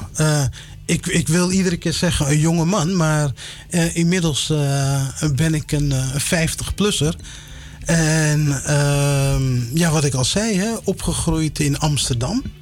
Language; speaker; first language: Dutch; early bilingual, other home language; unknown